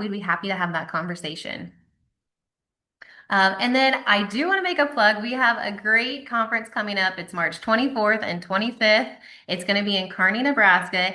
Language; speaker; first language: English; native; English